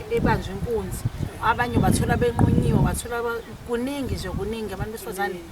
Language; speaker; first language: Zulu; native; Zulu